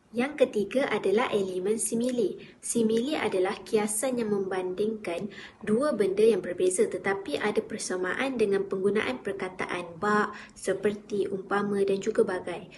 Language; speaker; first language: Malay; native; Malay